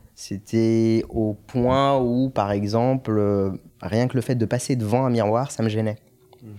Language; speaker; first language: French; non-native, local second language; Arabic